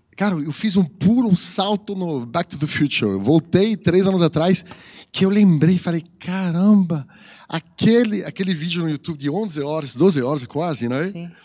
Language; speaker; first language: Portuguese; non-native, fluent; French